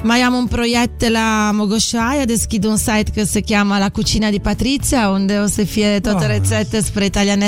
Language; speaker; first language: Romanian; non-native, fluent; Italian